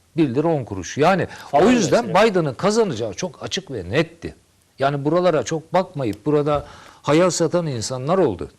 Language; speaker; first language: Turkish; native; Turkish